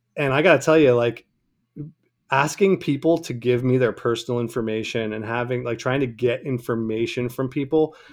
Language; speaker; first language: English; native; English